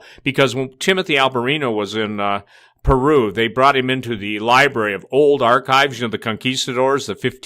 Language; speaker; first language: English; native; English